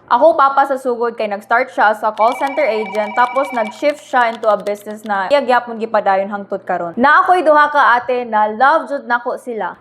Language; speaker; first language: Cebuano; native; Cebuano